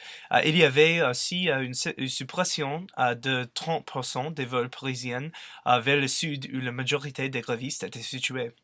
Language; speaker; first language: French; non-native, learner; English